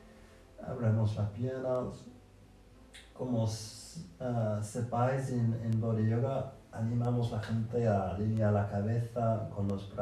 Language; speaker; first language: Spanish; non-native, fluent; English